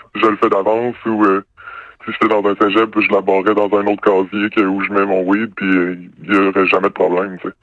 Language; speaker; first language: French; native; French